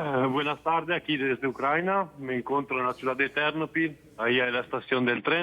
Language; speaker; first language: Spanish; non-native, fluent; Italian